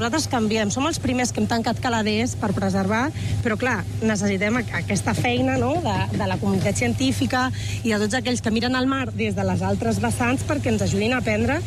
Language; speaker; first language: Catalan; native; Catalan